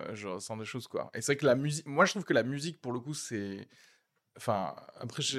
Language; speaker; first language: French; native; French